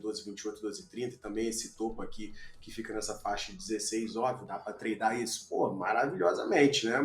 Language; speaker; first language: Portuguese; native; Portuguese